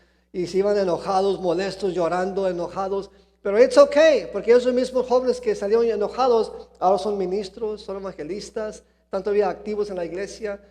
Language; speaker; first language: Spanish; early bilingual, heritage; Spanish